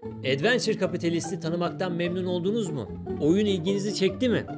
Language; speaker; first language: Turkish; native; Turkish